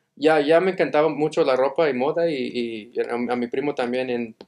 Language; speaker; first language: Spanish; early bilingual, heritage; Spanish